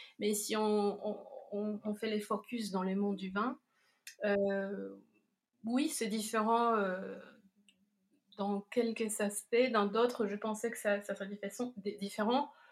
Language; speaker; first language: French; non-native, fluent; Spanish